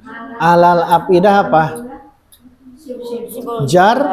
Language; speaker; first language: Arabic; non-native, fluent; Indonesian